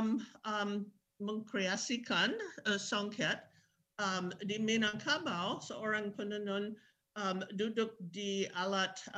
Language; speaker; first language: Indonesian; non-native, fluent; English